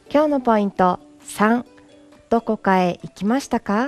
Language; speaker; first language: Japanese; non-native, fluent; Mongolian